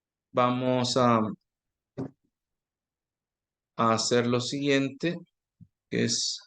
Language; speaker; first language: Spanish; native; Spanish